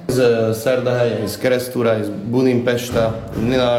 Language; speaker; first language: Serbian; non-native, local second language; Hungarian